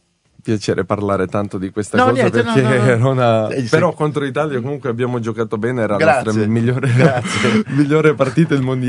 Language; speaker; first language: Italian; non-native, fluent; Serbian